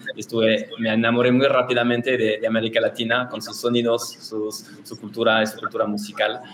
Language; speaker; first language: Spanish; non-native, fluent; French